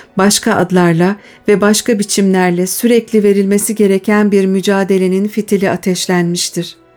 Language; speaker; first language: Turkish; native; Turkish